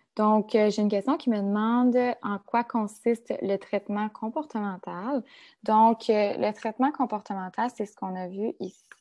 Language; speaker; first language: French; native; French